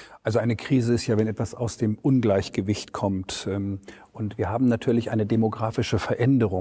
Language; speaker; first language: German; native; German